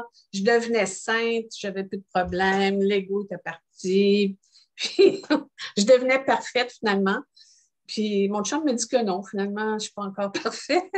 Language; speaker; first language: French; native; French